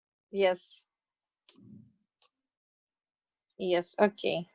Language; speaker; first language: English; non-native, learner; Russian